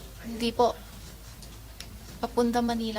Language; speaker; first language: Filipino; non-native, learner; Chinese